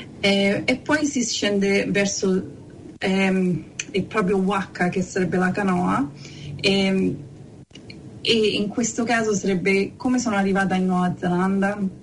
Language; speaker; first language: Italian; early bilingual, heritage; English